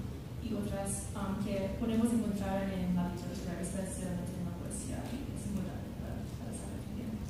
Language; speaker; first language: Spanish; non-native, fluent; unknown